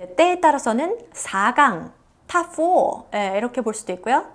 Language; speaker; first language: Korean; native; Korean